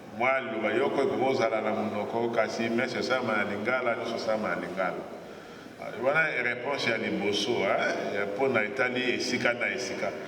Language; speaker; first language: Lingala; non-native, local second language; Kongo